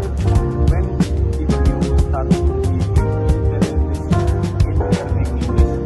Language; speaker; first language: English; non-native, learner; Indonesian